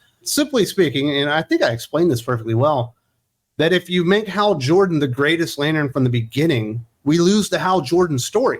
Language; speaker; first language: English; native; English